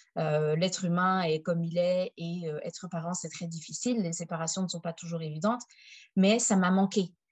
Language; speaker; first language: French; native; French